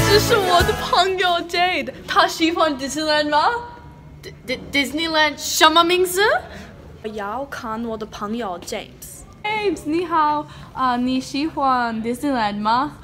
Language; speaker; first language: Chinese; non-native, learner; English